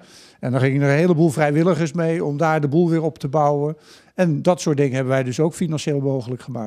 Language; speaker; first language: Dutch; native; Dutch